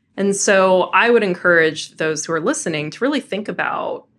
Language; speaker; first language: English; native; English